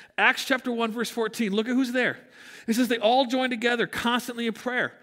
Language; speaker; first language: English; native; English